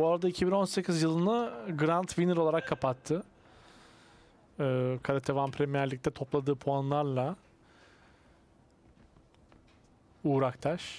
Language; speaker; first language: Turkish; native; Turkish